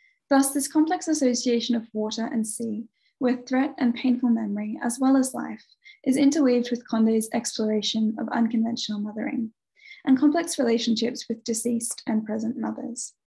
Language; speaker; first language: English; native; English